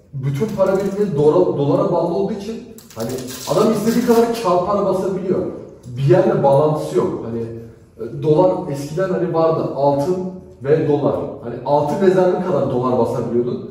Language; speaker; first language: Turkish; native; Turkish